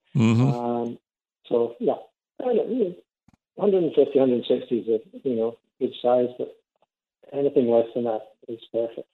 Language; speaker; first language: English; native; English